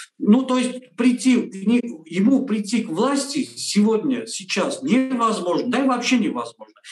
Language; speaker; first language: Russian; non-native, local second language; Armenian